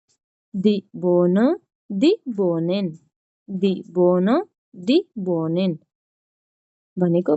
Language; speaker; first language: German; non-native, learner; Nepali